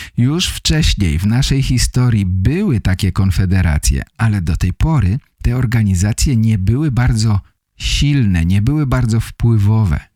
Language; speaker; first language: Polish; native; Polish